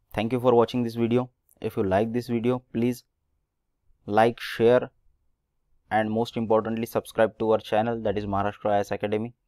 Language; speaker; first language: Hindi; non-native, local second language; Marathi